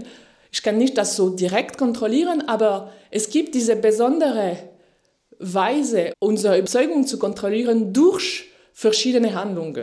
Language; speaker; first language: German; non-native, fluent; French